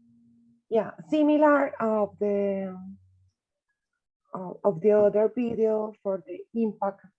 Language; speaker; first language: English; non-native, learner; Spanish